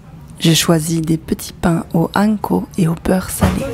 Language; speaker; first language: French; native; French